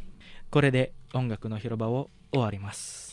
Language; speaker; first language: Japanese; non-native, fluent; Indonesian